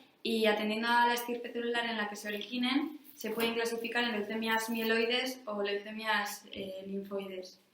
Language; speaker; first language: Spanish; native; Spanish